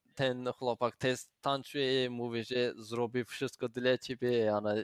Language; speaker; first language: Polish; non-native, learner; Azerbaijani